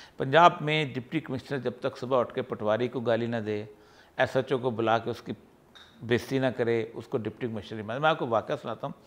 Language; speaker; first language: Urdu; non-native, local second language; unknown